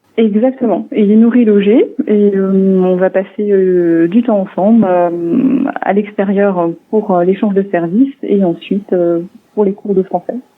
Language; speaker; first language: French; non-native, local second language; Swiss German